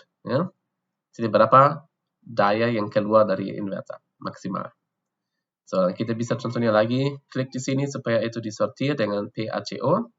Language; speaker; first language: Indonesian; non-native, fluent; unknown